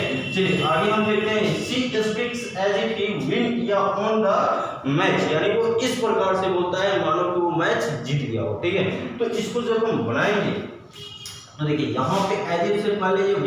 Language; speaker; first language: Hindi; native; Hindi